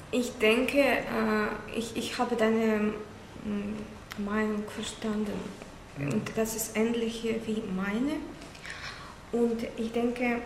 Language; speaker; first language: German; non-native, learner; Russian